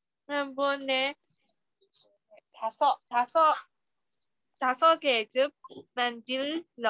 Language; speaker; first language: Korean; non-native, learner; Burmese